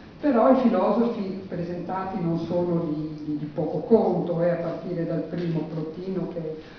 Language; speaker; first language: Italian; non-native, fluent; German